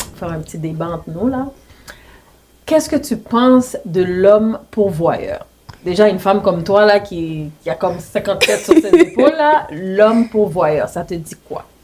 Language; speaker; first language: French; non-native, local second language; Haitian Creole